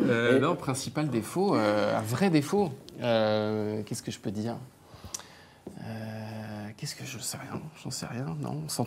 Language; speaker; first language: French; native; French